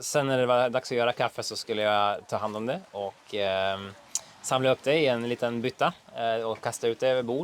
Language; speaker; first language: Swedish; native; Swedish